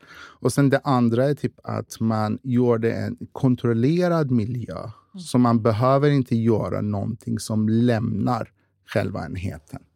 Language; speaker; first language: Swedish; non-native, fluent; Persian